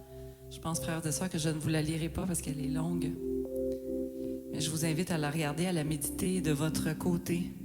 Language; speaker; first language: French; native; French